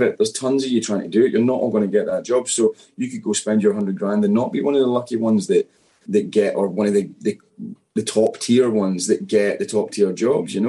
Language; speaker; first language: English; native; English